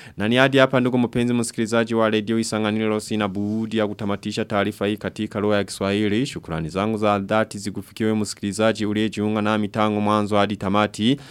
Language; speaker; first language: Swahili; non-native, local second language; Rundi